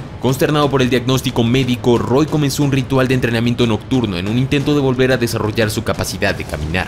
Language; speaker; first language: Spanish; native; Spanish